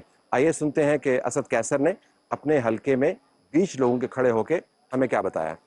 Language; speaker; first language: Urdu; native; Urdu